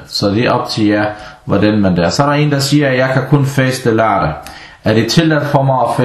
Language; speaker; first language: Danish; early bilingual, other home language; Arabic